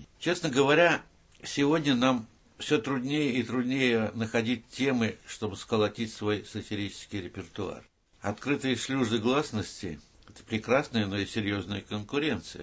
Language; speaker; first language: Russian; native; Russian